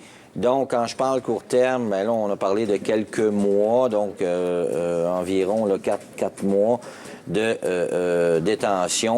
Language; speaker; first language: French; native; French